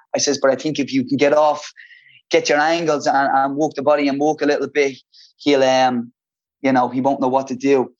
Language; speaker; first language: English; native; English